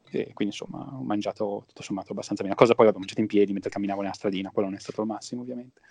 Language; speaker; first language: Italian; native; Italian